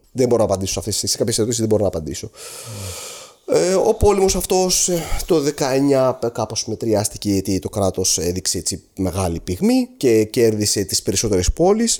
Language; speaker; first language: Greek; non-native, fluent; Arabic